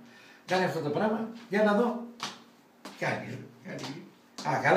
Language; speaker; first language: Greek; native; Greek